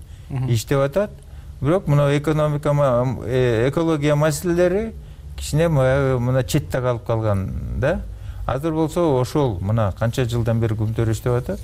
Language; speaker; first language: Kyrgyz; native; Kyrgyz